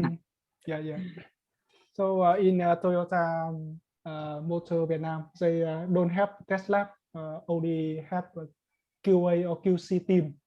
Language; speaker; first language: English; non-native, learner; Vietnamese